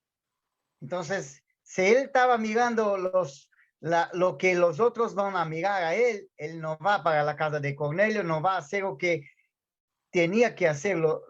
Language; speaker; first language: Spanish; non-native, fluent; Portuguese